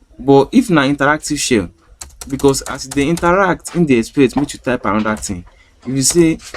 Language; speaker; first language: Nigerian Pidgin; native; Nigerian Pidgin